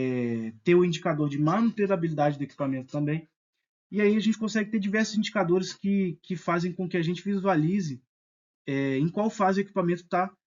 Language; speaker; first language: Portuguese; native; Portuguese